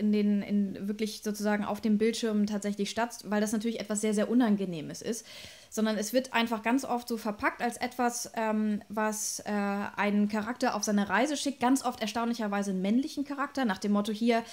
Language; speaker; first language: German; native; German